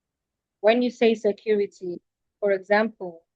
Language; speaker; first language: English; non-native, fluent; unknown